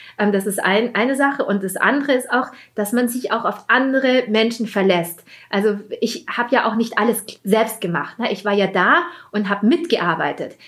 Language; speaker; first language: German; early bilingual, other home language; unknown